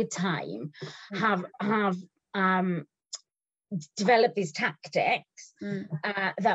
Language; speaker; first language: English; native; English